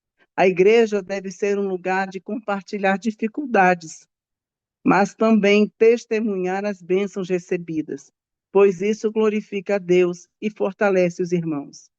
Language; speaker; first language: Portuguese; native; Portuguese